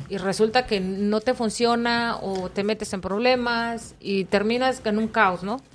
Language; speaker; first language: Spanish; native; Spanish